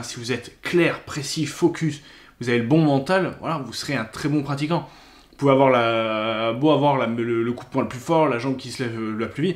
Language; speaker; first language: French; native; French